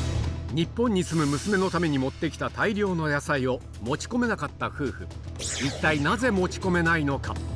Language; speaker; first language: Japanese; native; Japanese